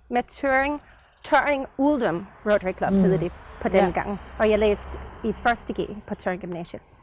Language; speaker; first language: Danish; non-native, fluent; English